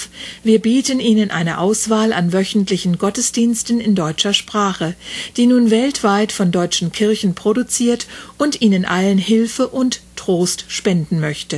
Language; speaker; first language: German; native; German